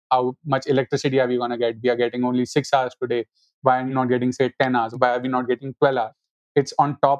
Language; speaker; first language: English; non-native, local second language; Hindi